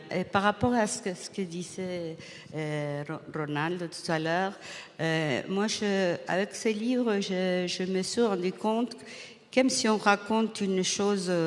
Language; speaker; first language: French; non-native, fluent; Spanish